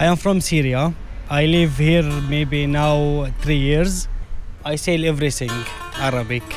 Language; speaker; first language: English; non-native, learner; Arabic